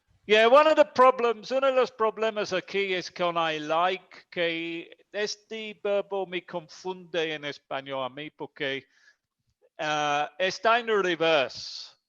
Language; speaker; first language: Spanish; non-native, fluent; English